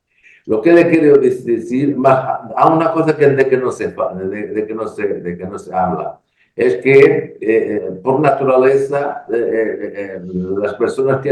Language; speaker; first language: Spanish; non-native, learner; Portuguese